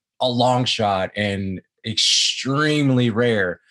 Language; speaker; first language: English; native; English